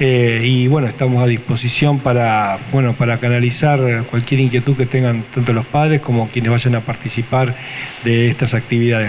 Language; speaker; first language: Spanish; native; Spanish